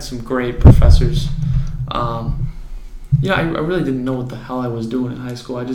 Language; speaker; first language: English; native; English